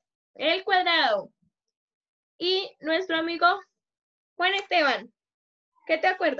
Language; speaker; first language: Spanish; native; Spanish